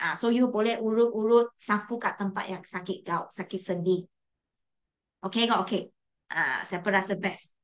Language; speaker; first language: Malay; non-native, local second language; Chinese